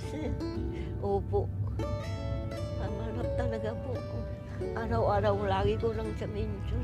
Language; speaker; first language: Filipino; non-native, learner; Vietnamese